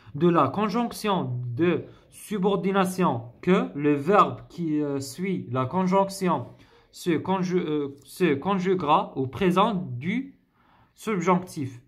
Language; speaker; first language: French; non-native, local second language; Arabic